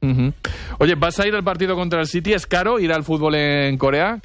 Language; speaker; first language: Spanish; native; Spanish